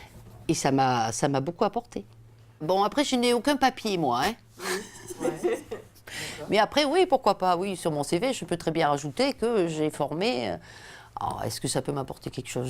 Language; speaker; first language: French; native; French